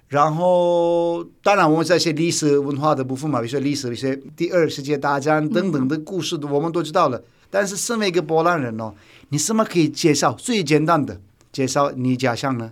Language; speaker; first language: Chinese; non-native, fluent; Turkish